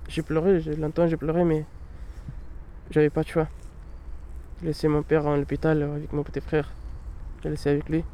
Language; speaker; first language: French; non-native, learner; Pashto